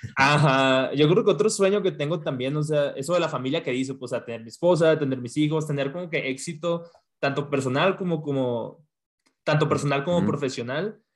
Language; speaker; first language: Spanish; native; Spanish